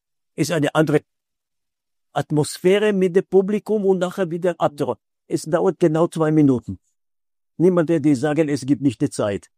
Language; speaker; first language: German; non-native, fluent; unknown